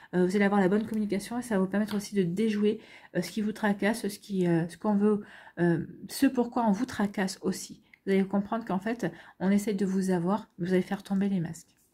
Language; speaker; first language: French; native; French